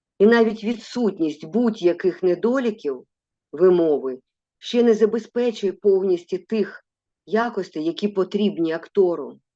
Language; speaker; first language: Ukrainian; non-native, local second language; Russian